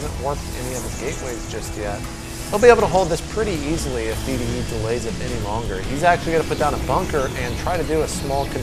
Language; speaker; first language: English; native; English